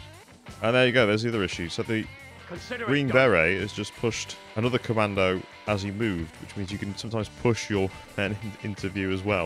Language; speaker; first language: English; native; English